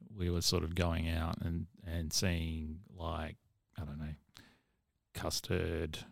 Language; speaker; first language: English; native; English